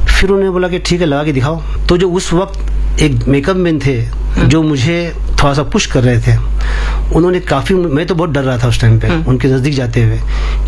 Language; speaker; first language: Hindi; non-native, local second language; Marathi